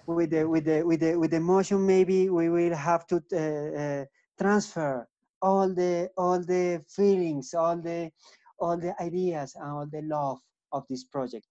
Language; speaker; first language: English; non-native, learner; Spanish